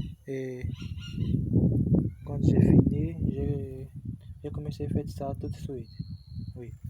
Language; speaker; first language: French; non-native, learner; Portuguese